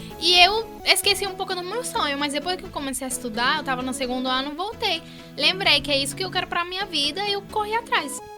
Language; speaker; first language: Portuguese; non-native, fluent; Spanish